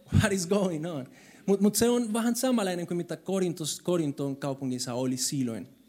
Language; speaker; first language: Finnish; non-native, fluent; Spanish